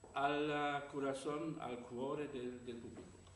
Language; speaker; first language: Spanish; non-native, learner; German